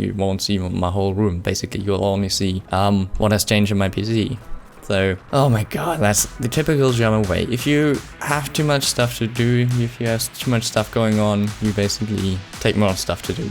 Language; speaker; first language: English; non-native, fluent; German